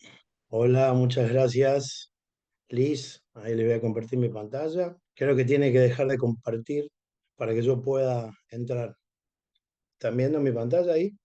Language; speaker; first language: Spanish; native; Spanish